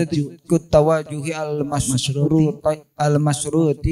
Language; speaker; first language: Arabic; non-native, learner; Indonesian